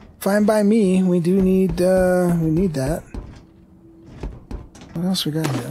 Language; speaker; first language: English; native; English